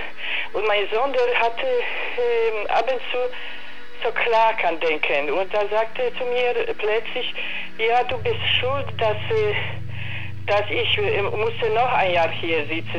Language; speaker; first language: German; non-native, learner; Polish